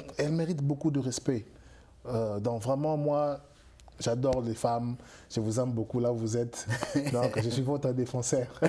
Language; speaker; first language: French; non-native, local second language; Lingala